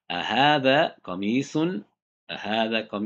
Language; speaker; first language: Arabic; non-native, fluent; English